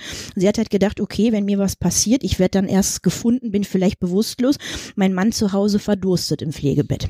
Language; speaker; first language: German; native; German